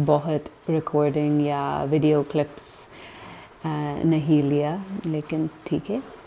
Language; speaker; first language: Hindi; non-native, learner; English